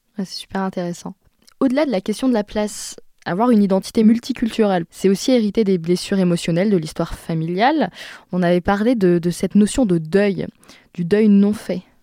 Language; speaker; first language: French; native; French